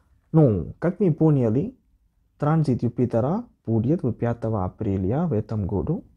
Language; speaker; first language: Russian; non-native, learner; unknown